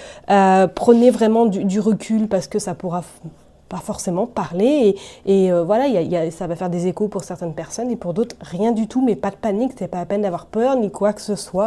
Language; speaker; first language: French; native; French